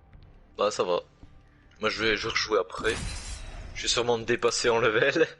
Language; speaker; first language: French; native; French